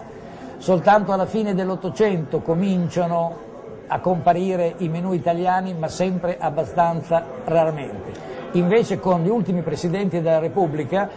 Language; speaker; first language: Italian; native; Italian